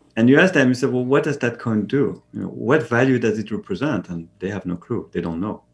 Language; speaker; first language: English; non-native, fluent; French